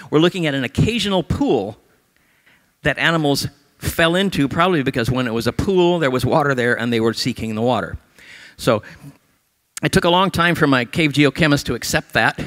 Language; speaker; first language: English; native; English